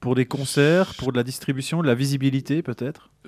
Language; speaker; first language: French; native; French